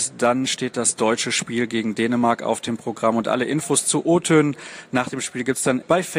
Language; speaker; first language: German; native; German